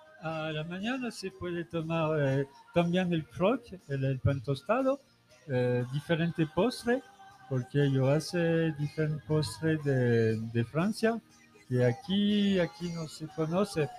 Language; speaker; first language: Spanish; non-native, learner; French